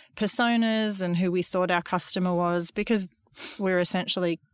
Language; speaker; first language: English; native; English